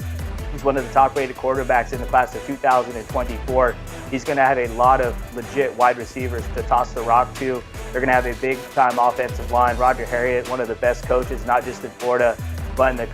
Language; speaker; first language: English; native; English